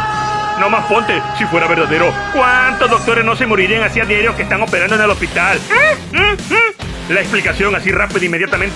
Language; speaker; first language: Spanish; native; Spanish